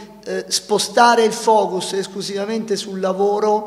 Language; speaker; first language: Italian; native; Italian